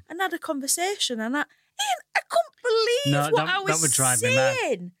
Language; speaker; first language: English; native; English